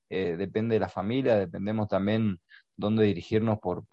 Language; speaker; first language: Spanish; native; Spanish